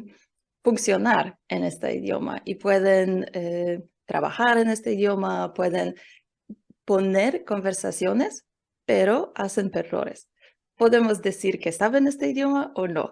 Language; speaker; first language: Spanish; non-native, learner; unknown